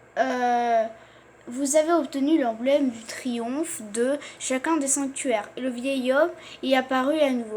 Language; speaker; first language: French; native; French